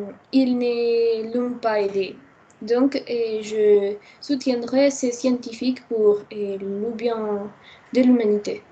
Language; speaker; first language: French; non-native, learner; Spanish